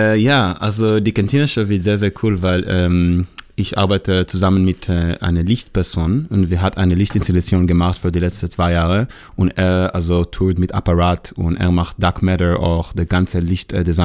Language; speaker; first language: German; non-native, learner; Hebrew